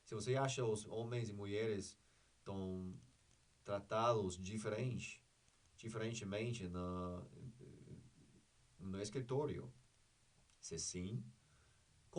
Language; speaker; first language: Portuguese; non-native, fluent; English